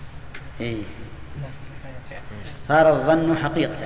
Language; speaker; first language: Arabic; native; Arabic